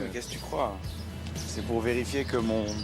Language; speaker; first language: French; native; French